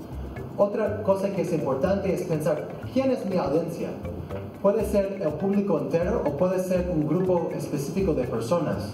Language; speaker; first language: Spanish; non-native, fluent; English